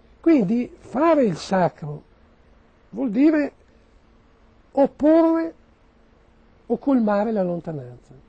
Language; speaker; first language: Italian; native; Italian